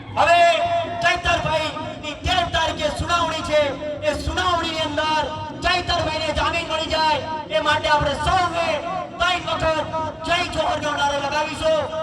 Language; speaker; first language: Gujarati; non-native, local second language; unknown